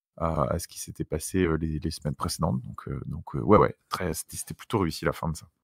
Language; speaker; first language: French; native; French